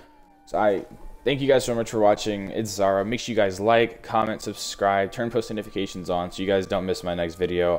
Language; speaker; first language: English; native; English